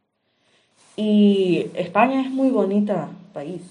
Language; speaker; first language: Spanish; early bilingual, other home language; Russian